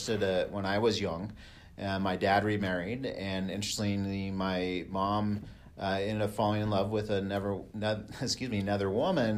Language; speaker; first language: English; native; English